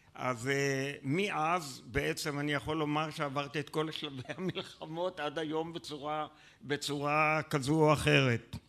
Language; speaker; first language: Hebrew; native; Hebrew